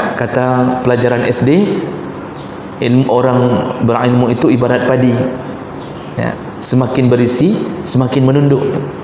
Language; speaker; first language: Malay; non-native, local second language; Achinese